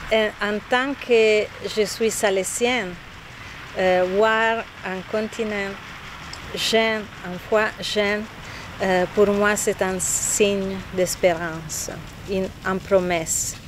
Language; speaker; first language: French; non-native, fluent; Italian